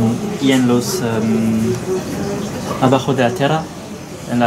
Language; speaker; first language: Spanish; non-native, learner; French